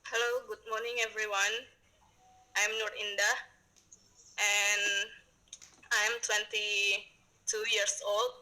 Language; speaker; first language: English; non-native, learner; Indonesian